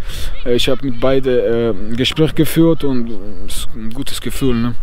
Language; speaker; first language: German; non-native, fluent; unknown